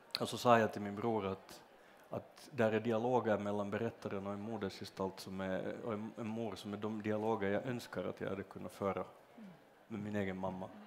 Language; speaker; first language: Swedish; native; Swedish